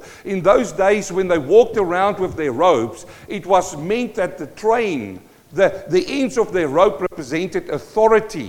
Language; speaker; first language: English; non-native, local second language; Afrikaans